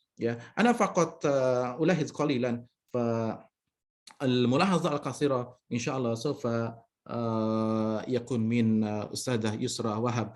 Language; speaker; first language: Arabic; non-native, fluent; Indonesian